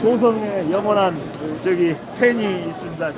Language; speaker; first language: Korean; native; Korean